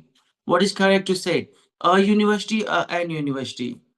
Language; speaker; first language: English; non-native, local second language; Hindi